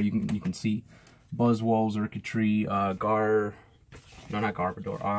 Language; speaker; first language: English; native; English